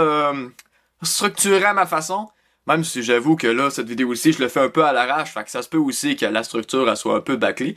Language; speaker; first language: French; native; French